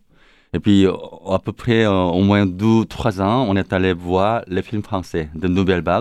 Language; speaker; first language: French; non-native, learner; Korean